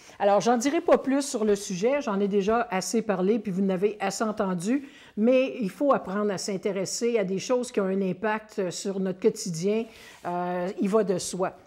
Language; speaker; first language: French; native; French